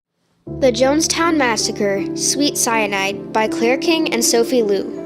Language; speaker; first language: English; native; English